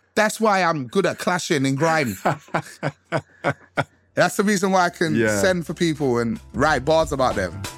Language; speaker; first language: English; early bilingual, other home language; Krio